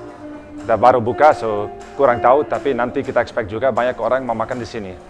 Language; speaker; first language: Indonesian; non-native, learner; Dutch